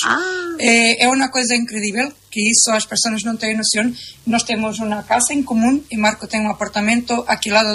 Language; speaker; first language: Spanish; non-native, learner; Portuguese